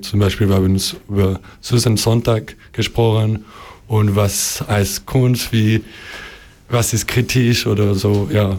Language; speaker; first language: German; non-native, learner; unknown